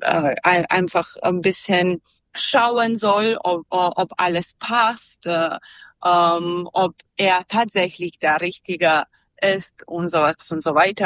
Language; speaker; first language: German; non-native, fluent; Serbian